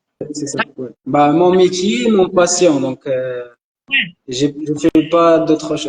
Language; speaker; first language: French; non-native, local second language; Arabic